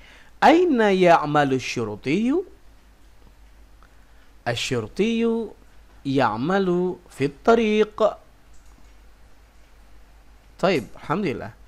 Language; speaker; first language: Arabic; non-native, fluent; Indonesian